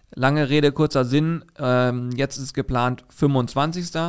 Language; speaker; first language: German; native; German